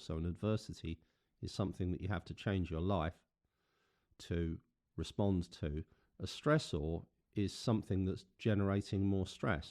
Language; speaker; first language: English; native; English